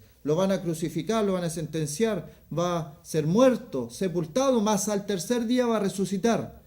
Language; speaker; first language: Spanish; native; Spanish